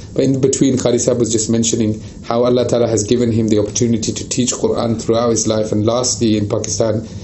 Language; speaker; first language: English; early bilingual, other home language; Urdu